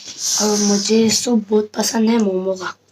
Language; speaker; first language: Hindi; non-native, local second language; Tibetan